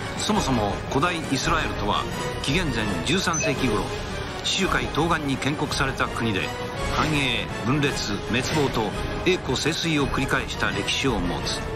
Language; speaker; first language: Japanese; native; Japanese